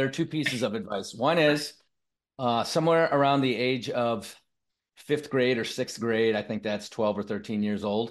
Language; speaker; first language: English; native; English